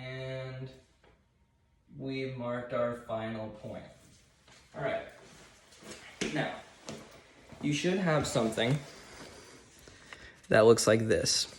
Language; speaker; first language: English; native; English